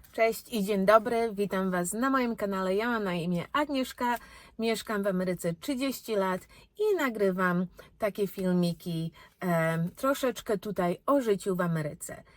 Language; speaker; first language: Polish; early bilingual, heritage; Polish